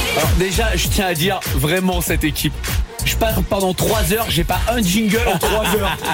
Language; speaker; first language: French; native; French